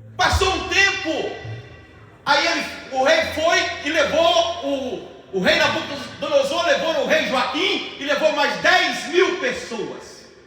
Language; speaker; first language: Portuguese; native; Portuguese